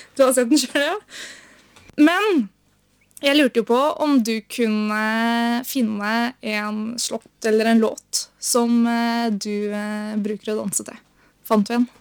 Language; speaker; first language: Norwegian; native; Norwegian